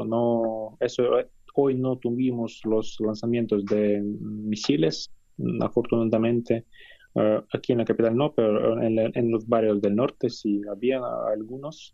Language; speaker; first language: Spanish; non-native, fluent; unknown